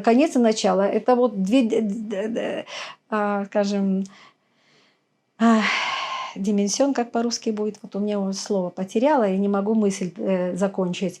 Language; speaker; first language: Russian; native; Russian